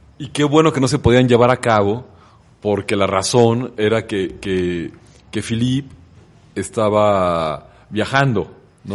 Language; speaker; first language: Spanish; native; Spanish